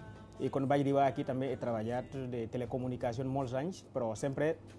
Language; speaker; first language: Spanish; non-native, fluent; Wolof